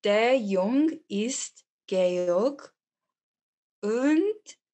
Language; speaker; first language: German; non-native, learner; English